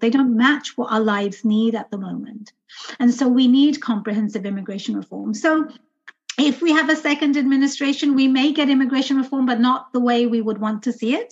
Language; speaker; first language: English; native; English